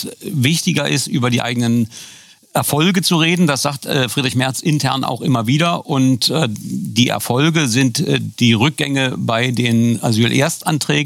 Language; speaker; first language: German; native; German